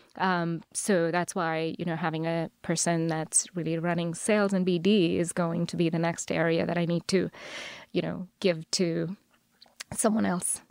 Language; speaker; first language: English; non-native, local second language; Telugu